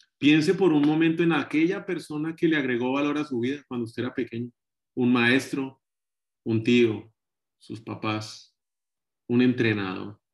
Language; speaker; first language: Spanish; native; Spanish